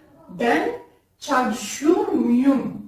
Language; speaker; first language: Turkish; non-native, fluent; French